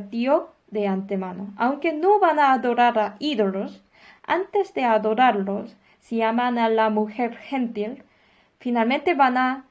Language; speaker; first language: Spanish; non-native, fluent; Korean